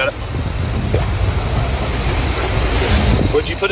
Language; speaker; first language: English; native; English